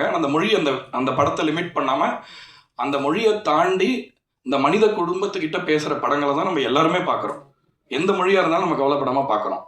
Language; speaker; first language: Tamil; native; Tamil